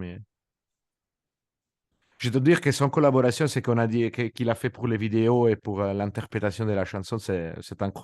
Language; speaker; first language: French; non-native, fluent; Italian